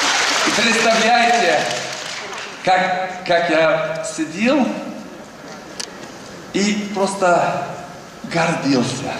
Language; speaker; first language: Russian; non-native, learner; Swedish